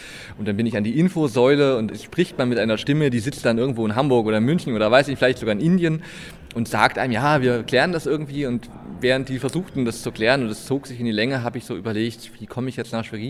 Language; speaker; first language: German; native; German